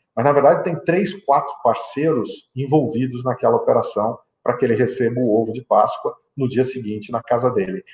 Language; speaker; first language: Portuguese; native; Portuguese